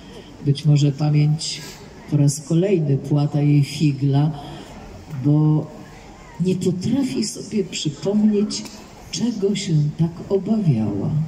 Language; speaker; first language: Polish; native; Polish